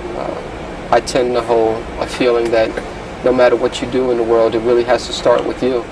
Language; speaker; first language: English; native; English